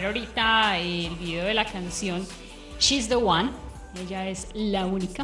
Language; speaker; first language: Spanish; native; Spanish